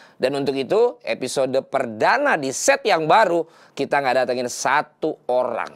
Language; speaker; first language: Indonesian; native; Indonesian